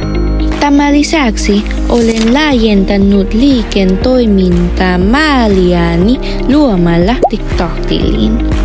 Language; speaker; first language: Finnish; non-native, learner; Vietnamese